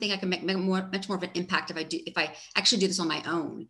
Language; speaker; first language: English; native; English